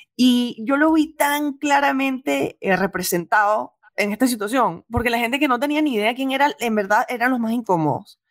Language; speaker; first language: Spanish; native; Spanish